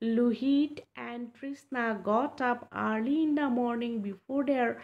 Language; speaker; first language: English; non-native, local second language; Assamese